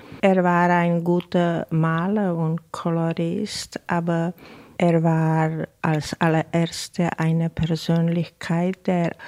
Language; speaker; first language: German; non-native, fluent; Czech